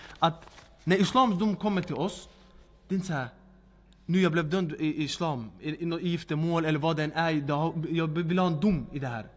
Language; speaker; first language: Swedish; early bilingual, other home language; Arabic